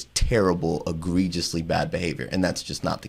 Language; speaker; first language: English; native; English